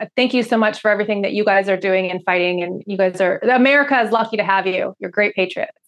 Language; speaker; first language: English; native; English